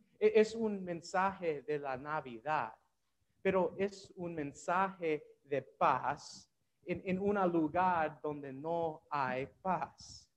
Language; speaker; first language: Spanish; non-native, learner; English